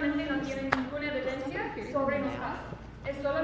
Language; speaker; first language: Spanish; early bilingual, other home language; English